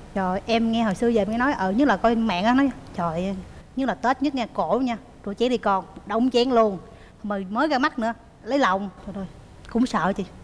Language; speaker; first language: Vietnamese; native; Vietnamese